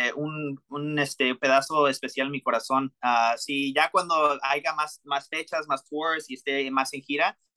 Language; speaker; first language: Spanish; early bilingual, heritage; Spanish